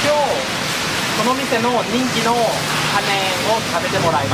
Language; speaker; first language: Japanese; non-native, learner; Thai